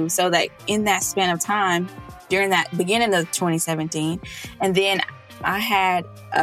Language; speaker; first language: English; native; English